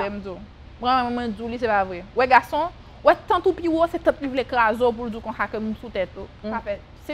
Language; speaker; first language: French; non-native, local second language; Haitian Creole